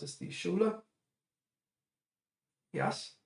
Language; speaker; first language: German; non-native, fluent; English